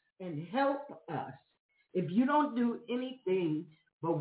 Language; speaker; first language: English; native; English